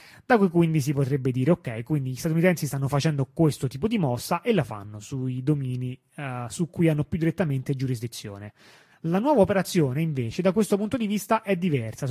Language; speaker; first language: Italian; native; Italian